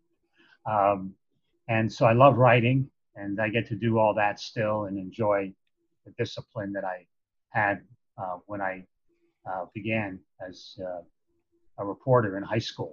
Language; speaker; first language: English; native; English